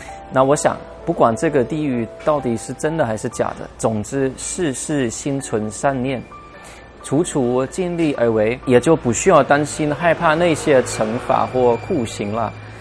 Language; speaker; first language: Chinese; non-native, fluent; German